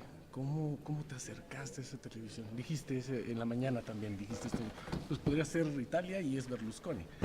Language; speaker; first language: Spanish; native; Spanish